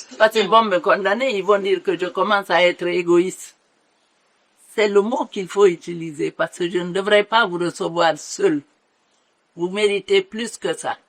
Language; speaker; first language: French; non-native, local second language; Mandingo